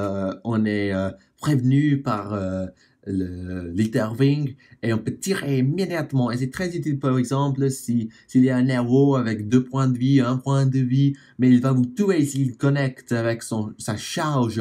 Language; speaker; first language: French; non-native, fluent; English